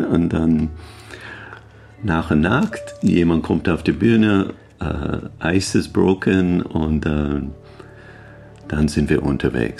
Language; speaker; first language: German; non-native, learner; English